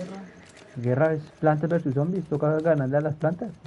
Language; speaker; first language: Spanish; native; Spanish